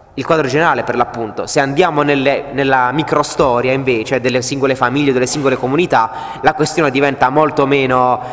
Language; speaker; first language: Italian; native; Italian